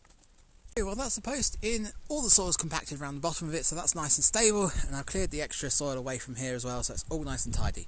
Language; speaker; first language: English; native; English